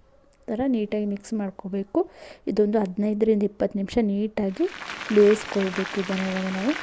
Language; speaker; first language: Kannada; native; Kannada